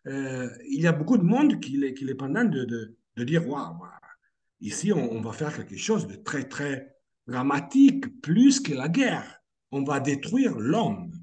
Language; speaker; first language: French; non-native, fluent; Italian